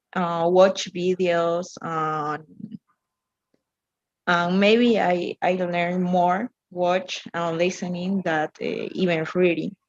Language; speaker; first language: English; non-native, learner; Spanish